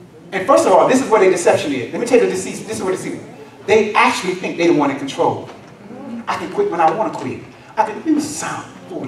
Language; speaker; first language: English; native; English